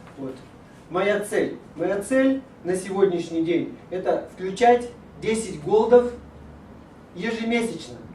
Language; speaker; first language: Russian; native; Russian